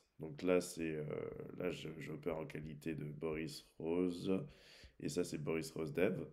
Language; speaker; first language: French; native; French